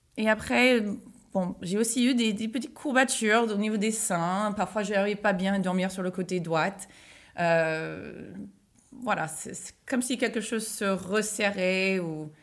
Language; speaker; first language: French; non-native, fluent; English